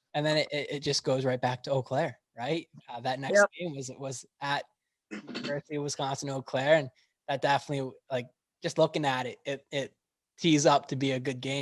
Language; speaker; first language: English; native; English